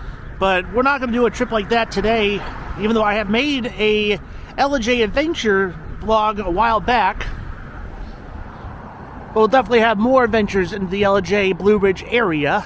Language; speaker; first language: English; native; English